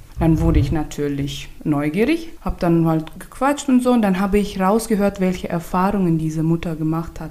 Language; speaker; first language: German; non-native, fluent; Turkmen